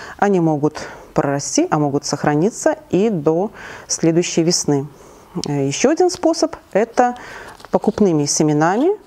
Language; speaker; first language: Russian; native; Russian